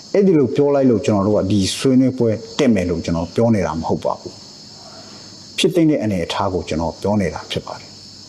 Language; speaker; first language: Burmese; non-native, local second language; Hakha Chin